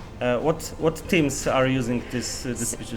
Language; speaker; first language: English; non-native, learner; Polish